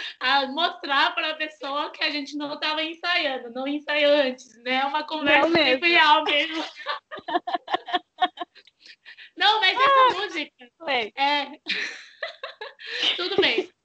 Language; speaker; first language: Portuguese; non-native, fluent; Chinese